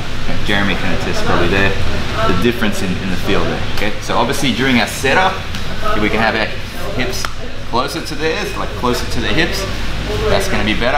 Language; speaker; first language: English; native; English